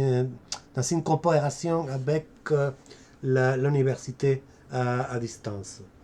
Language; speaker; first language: French; non-native, fluent; Spanish